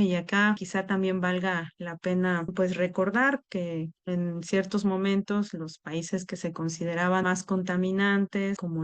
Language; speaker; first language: Spanish; native; Spanish